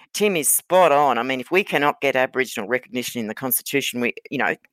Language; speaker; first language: English; native; English